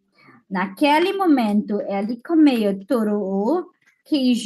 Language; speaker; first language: Portuguese; non-native, fluent; English